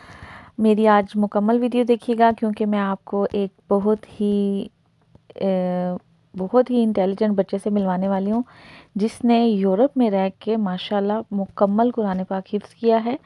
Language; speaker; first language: Hindi; native; Hindi